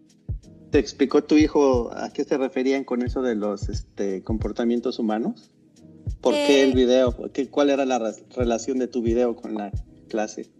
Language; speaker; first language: Spanish; non-native, fluent; English